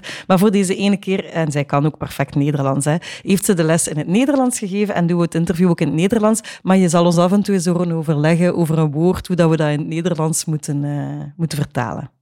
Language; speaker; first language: Dutch; native; Dutch